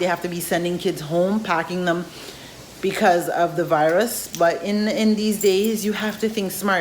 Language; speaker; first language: English; native; English